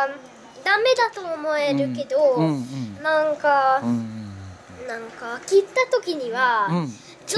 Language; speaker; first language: Japanese; non-native, learner; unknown